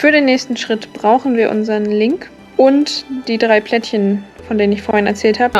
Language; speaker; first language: German; native; German